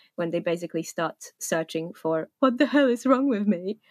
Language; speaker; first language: English; non-native, fluent; Polish